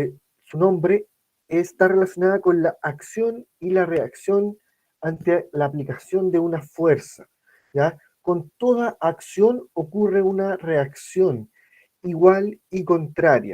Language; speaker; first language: Spanish; native; Spanish